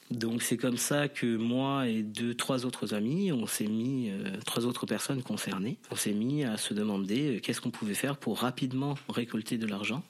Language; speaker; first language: French; non-native, local second language; Morisyen